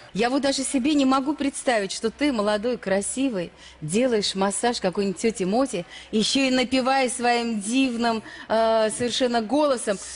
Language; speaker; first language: Russian; native; Russian